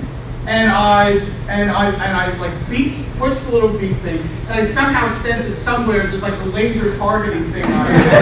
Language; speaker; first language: English; native; English